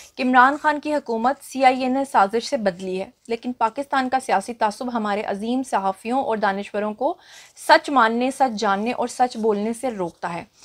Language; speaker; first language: Urdu; native; Urdu